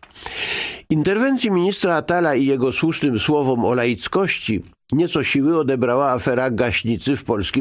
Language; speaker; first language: Polish; native; Polish